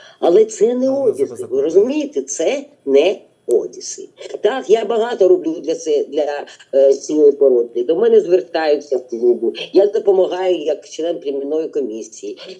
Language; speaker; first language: Ukrainian; non-native, local second language; Russian